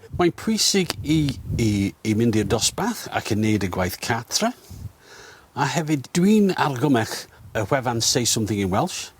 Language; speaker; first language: Welsh; non-native, learner; English